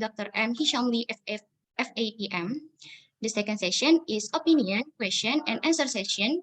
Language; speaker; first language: English; non-native, fluent; Indonesian